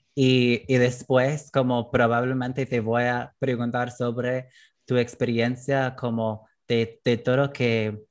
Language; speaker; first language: Spanish; non-native, fluent; English